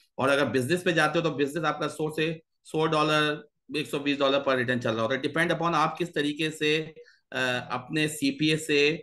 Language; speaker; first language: Urdu; native; Urdu